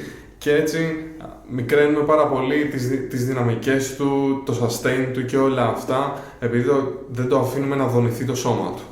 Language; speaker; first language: Greek; native; Greek